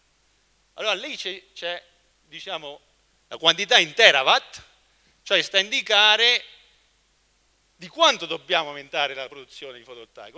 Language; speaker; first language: Italian; native; Italian